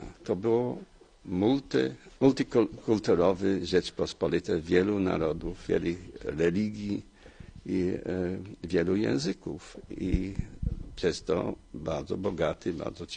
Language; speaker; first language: Polish; non-native, fluent; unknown